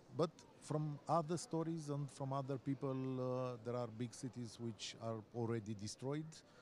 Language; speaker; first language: English; non-native, fluent; Romanian